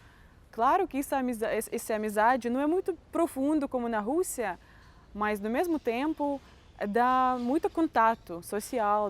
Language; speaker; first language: Portuguese; non-native, fluent; Russian